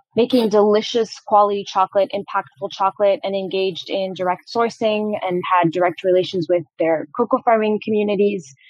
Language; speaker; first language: English; non-native, fluent; Arabic